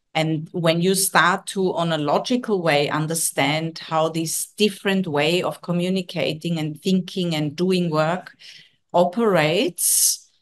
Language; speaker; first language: English; non-native, fluent; German